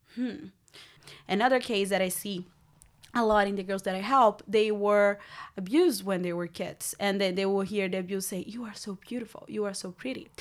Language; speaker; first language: English; non-native, fluent; Portuguese